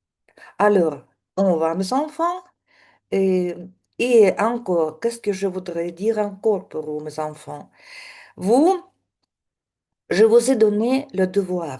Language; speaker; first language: French; non-native, fluent; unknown